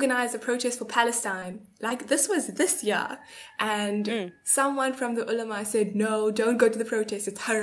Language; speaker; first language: English; native; English